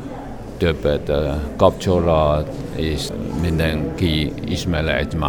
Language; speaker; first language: Hungarian; non-native, learner; Chinese